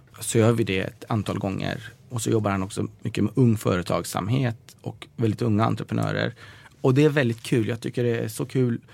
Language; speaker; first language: Swedish; early bilingual, other home language; Persian